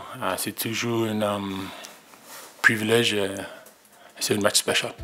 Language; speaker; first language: French; non-native, learner; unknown